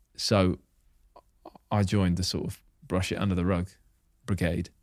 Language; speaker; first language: English; native; English